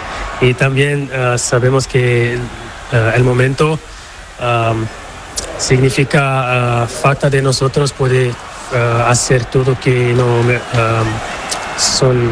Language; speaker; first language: Spanish; non-native, learner; Portuguese